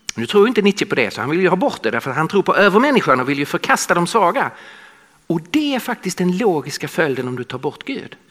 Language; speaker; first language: Swedish; native; Swedish